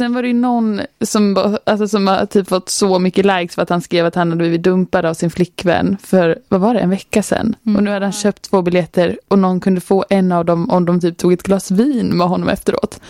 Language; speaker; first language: Swedish; native; Swedish